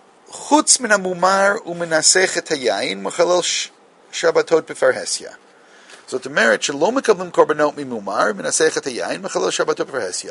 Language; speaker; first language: Hebrew; non-native, fluent; English